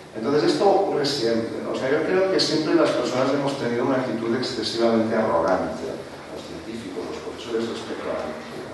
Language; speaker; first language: Spanish; non-native, local second language; Catalan